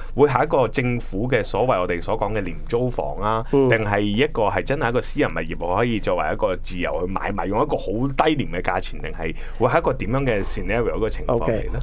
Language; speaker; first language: Cantonese; native; Cantonese